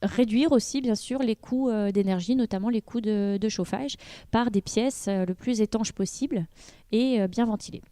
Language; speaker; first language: French; native; French